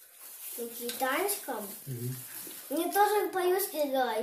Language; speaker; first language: Russian; early bilingual, other home language; Vietnamese